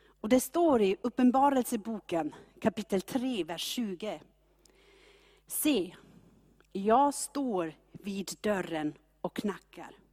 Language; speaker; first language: Swedish; non-native, fluent; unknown